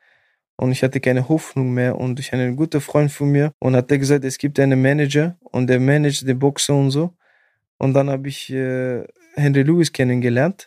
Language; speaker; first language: German; non-native, fluent; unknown